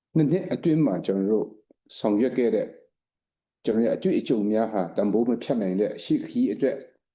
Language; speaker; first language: Burmese; non-native, local second language; Kachin